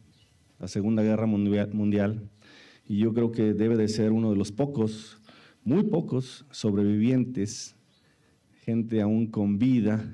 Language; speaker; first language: Spanish; native; Spanish